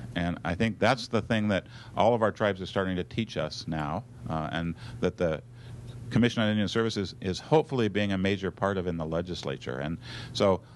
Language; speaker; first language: English; native; English